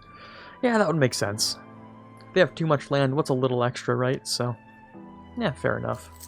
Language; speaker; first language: English; native; English